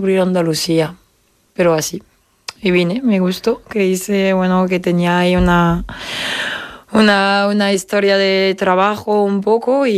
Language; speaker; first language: Spanish; non-native, fluent; French